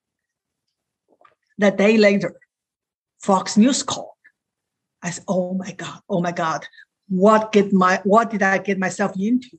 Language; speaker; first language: English; non-native, fluent; Chinese